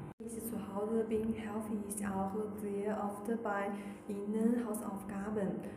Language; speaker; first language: German; non-native, learner; Chinese